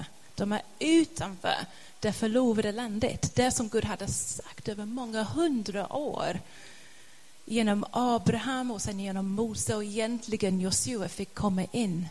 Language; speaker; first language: Swedish; non-native, fluent; English